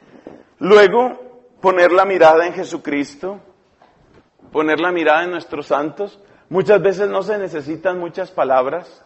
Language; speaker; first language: Spanish; native; Spanish